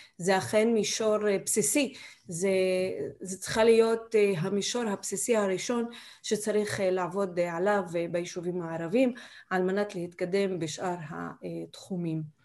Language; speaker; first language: Hebrew; non-native, local second language; Arabic